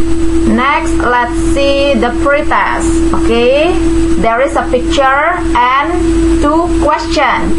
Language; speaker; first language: English; non-native, fluent; Indonesian